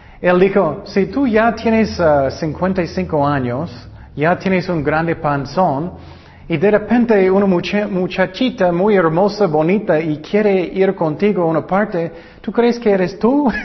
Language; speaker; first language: Spanish; non-native, learner; English